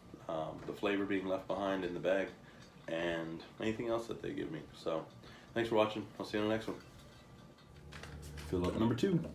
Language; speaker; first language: English; native; English